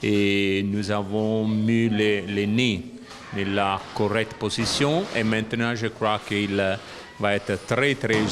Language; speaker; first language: French; non-native, fluent; Italian